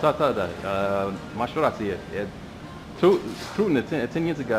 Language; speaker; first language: Polish; non-native, learner; English